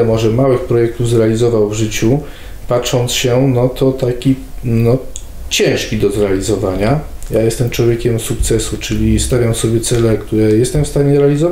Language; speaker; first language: Polish; native; Polish